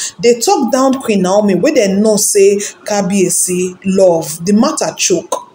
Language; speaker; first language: Nigerian Pidgin; non-native, local second language; Yoruba